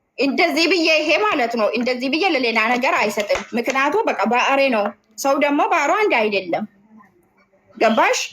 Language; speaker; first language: Amharic; non-native, local second language; Oromo